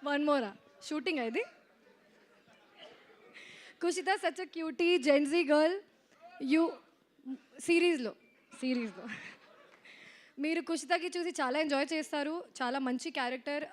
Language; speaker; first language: Telugu; non-native, local second language; Hindi